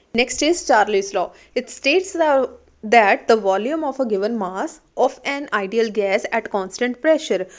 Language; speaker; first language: English; non-native, local second language; Punjabi